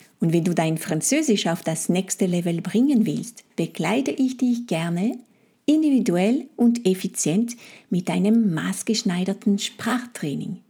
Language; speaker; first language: German; non-native, fluent; French